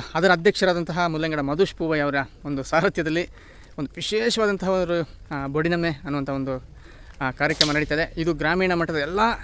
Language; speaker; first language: Kannada; non-native, local second language; Kodava